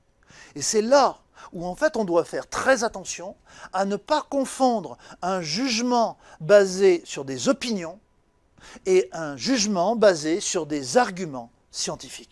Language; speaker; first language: French; native; French